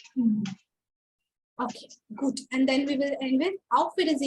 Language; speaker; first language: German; non-native, fluent; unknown